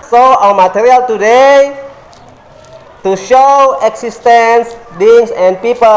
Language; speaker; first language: English; non-native, learner; Indonesian